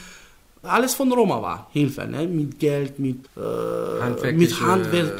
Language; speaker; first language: German; non-native, learner; Macedonian